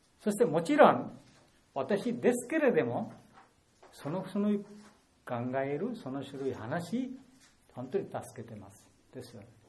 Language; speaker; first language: Japanese; non-native, learner; Bangla